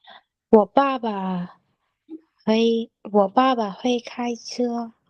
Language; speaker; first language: Chinese; non-native, learner; Vietnamese